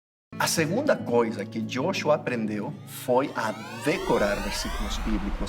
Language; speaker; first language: Portuguese; non-native, fluent; English